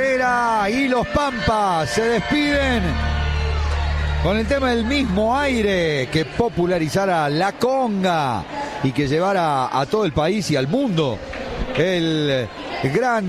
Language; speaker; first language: Spanish; native; Spanish